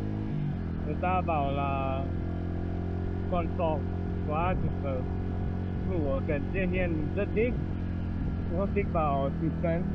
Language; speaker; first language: Vietnamese; non-native, fluent; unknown